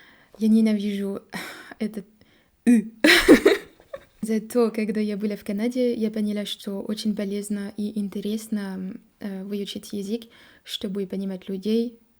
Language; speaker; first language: Russian; non-native, learner; French